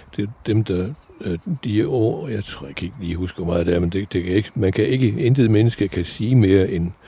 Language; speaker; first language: Danish; native; Danish